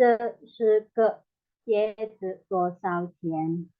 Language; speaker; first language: Chinese; non-native, learner; Indonesian